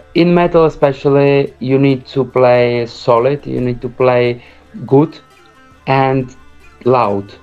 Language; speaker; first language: English; early bilingual, other home language; Czech